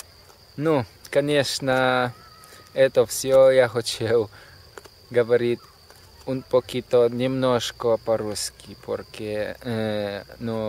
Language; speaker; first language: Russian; non-native, learner; Polish